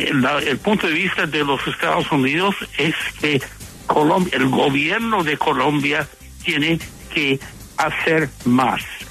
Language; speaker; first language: Spanish; non-native, fluent; English